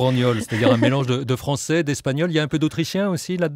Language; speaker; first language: French; native; French